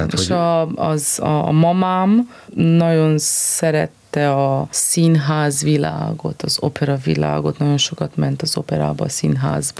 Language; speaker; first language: Hungarian; non-native, fluent; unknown